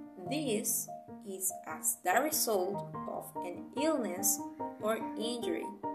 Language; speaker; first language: English; non-native, fluent; Spanish